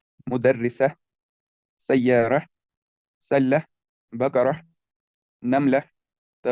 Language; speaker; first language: Arabic; non-native, learner; Urdu